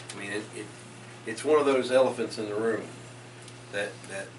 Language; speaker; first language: English; native; English